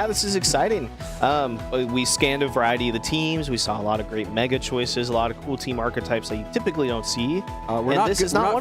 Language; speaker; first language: English; native; English